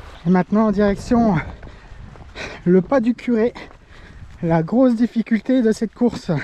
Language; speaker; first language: French; native; French